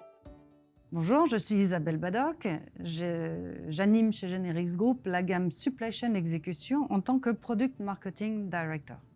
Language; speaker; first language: French; native; French